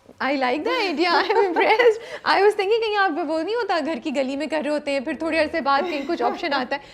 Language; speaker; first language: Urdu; native; Urdu